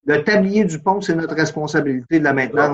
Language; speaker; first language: French; native; French